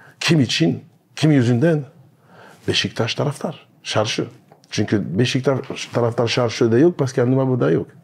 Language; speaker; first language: Turkish; non-native, learner; French